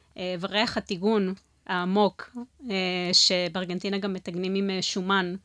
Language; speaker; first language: Hebrew; non-native, fluent; Spanish